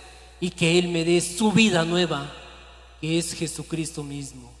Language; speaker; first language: Spanish; native; Spanish